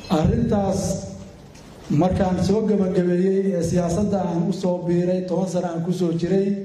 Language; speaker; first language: Somali; native; Somali